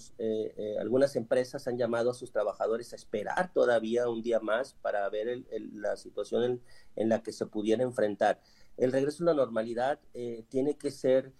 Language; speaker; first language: Spanish; native; Spanish